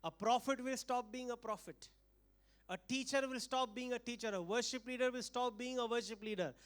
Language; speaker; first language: English; non-native, local second language; Marathi